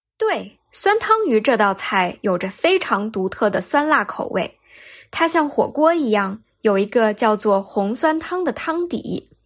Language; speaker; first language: Chinese; native; Chinese